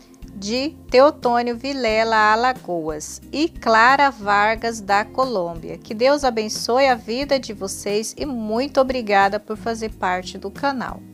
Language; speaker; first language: Portuguese; native; Portuguese